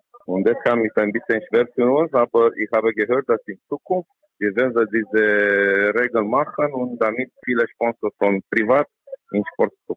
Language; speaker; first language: German; non-native, learner; Romanian